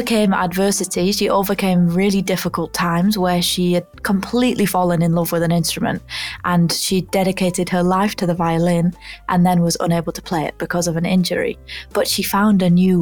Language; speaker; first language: English; native; English